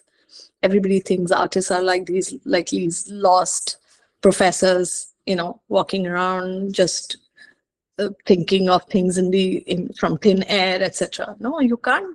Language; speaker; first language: English; non-native, local second language; Hindi